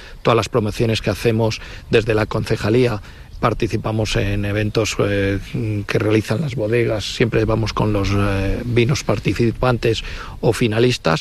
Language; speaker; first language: Spanish; native; Spanish